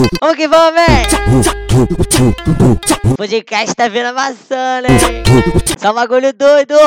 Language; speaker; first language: Portuguese; native; Portuguese